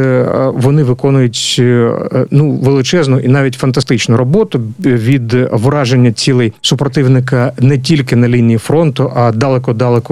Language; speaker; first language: Ukrainian; native; Ukrainian